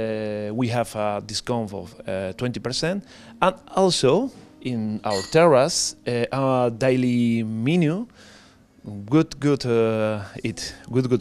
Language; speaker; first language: English; non-native, learner; Spanish